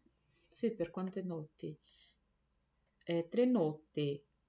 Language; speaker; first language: Italian; non-native, learner; Portuguese